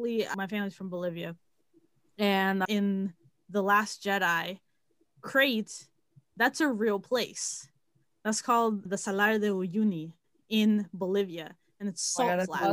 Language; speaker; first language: English; native; English